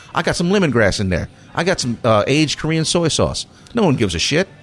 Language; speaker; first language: English; native; English